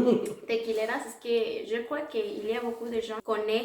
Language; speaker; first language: French; non-native, learner; Spanish